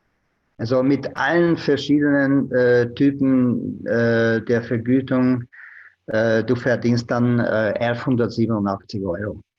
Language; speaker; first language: German; non-native, fluent; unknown